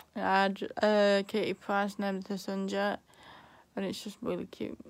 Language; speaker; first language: English; native; English